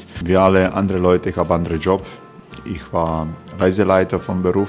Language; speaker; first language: German; non-native, fluent; Croatian